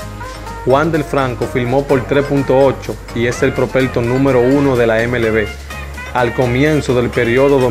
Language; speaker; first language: Spanish; native; Spanish